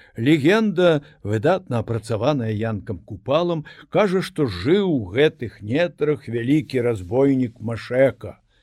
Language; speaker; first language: Belarusian; native; Belarusian